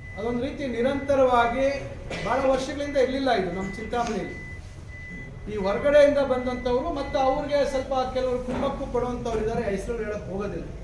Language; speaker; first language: Kannada; native; Kannada